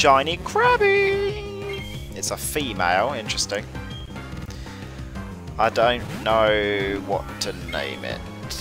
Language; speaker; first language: English; native; English